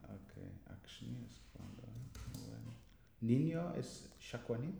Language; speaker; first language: Spanish; non-native, learner; English